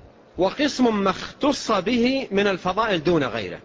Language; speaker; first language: Arabic; native; Arabic